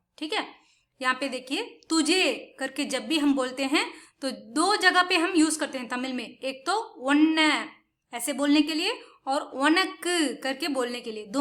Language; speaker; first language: Hindi; non-native, local second language; Tamil